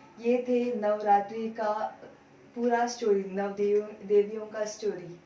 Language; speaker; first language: Hindi; non-native, local second language; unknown